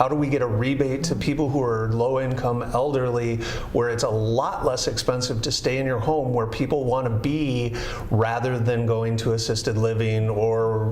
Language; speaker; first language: English; native; English